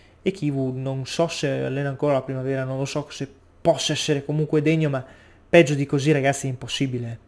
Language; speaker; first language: Italian; native; Italian